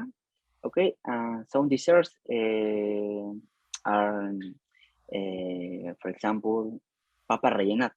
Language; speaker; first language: English; non-native, learner; Spanish